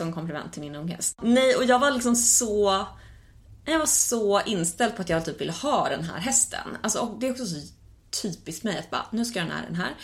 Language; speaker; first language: Swedish; native; Swedish